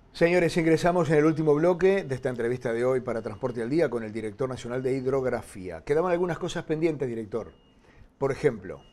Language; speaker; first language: Spanish; native; Spanish